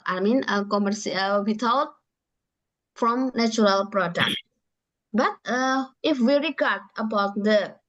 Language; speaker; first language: English; non-native, learner; Indonesian